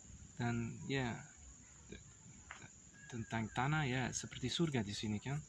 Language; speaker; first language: Indonesian; non-native, learner; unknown